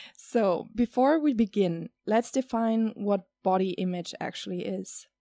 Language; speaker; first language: English; non-native, fluent; German